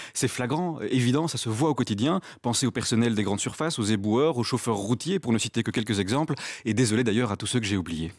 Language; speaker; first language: French; native; French